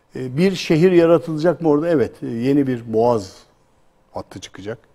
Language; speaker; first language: Turkish; native; Turkish